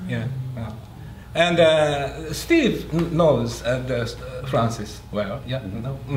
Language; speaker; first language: English; non-native, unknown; Japanese